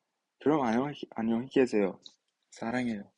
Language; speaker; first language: Korean; non-native, fluent; Uzbek